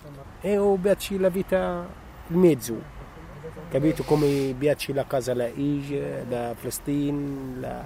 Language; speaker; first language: Italian; non-native, learner; Arabic